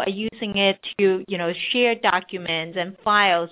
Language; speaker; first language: English; non-native, local second language; Cantonese